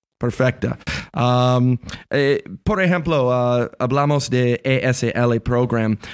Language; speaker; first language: Spanish; non-native, learner; English